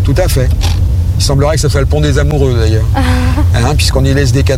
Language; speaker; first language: French; native; French